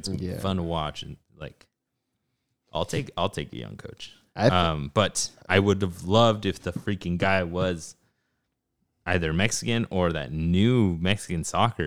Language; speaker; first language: English; early bilingual, other home language; Spanish